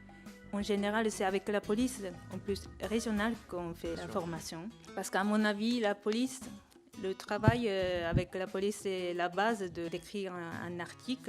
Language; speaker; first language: French; non-native, fluent; Japanese